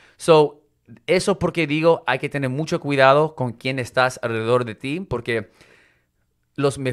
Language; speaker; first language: Spanish; non-native, local second language; English